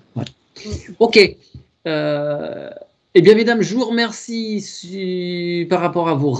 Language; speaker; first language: French; native; French